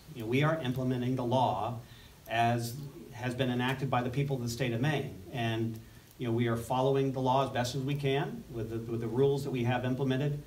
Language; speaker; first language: English; native; English